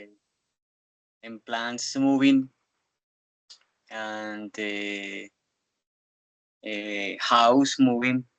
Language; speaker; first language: English; non-native, learner; Spanish